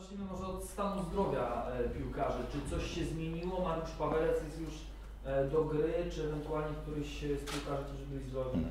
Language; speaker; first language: Polish; native; Polish